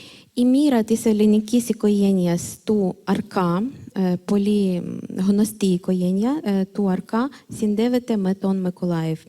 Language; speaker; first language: Greek; non-native, fluent; Ukrainian